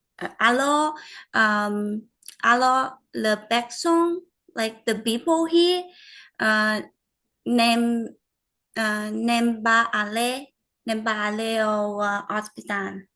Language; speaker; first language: French; non-native, learner; Vietnamese